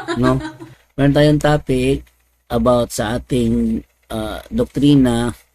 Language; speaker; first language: Filipino; non-native, local second language; Cebuano